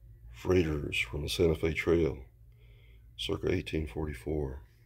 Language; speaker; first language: English; native; English